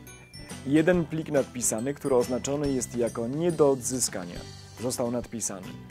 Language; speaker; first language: Polish; native; Polish